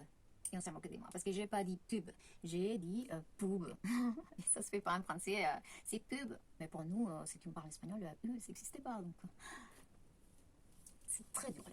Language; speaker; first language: French; non-native, fluent; Spanish